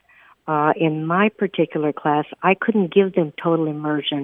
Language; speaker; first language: English; early bilingual, other home language; Spanish